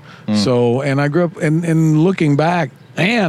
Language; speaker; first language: English; native; English